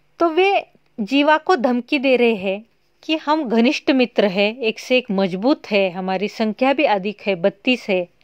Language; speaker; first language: Hindi; non-native, local second language; Marathi